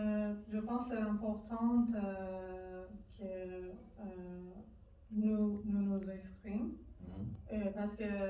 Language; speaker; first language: French; non-native, learner; Persian